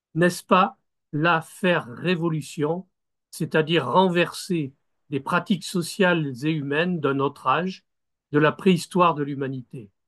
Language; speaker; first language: French; native; French